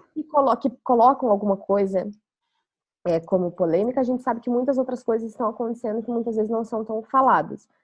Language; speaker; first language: Portuguese; native; Portuguese